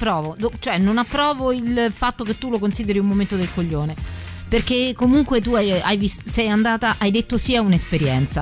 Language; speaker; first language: Italian; native; Italian